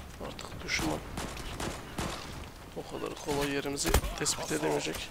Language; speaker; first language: Turkish; native; Turkish